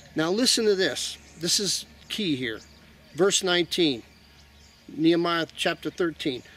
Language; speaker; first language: English; native; English